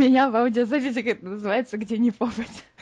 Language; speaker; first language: Russian; native; Russian